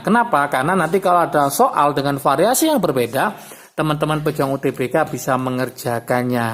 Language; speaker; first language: Indonesian; native; Indonesian